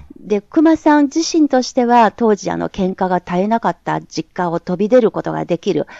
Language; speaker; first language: Japanese; non-native, fluent; Chinese